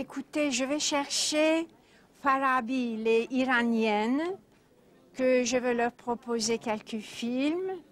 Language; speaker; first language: French; non-native, fluent; Turkish